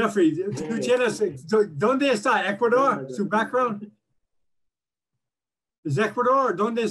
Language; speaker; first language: Spanish; non-native, learner; English